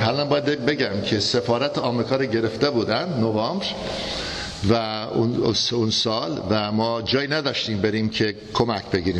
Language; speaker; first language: Persian; non-native, fluent; English